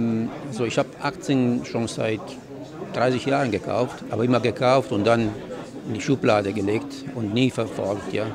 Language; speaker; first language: German; non-native, fluent; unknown